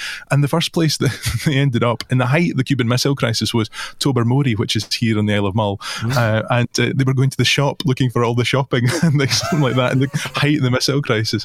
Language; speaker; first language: English; native; English